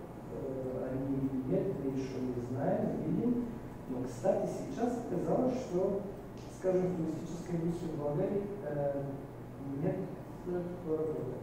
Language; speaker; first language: Russian; non-native, fluent; Bulgarian